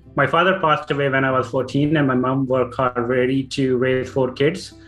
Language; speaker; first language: English; non-native, local second language; Punjabi